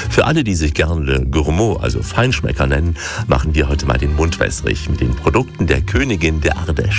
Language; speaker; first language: German; native; German